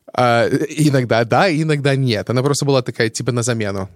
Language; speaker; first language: Russian; non-native, fluent; English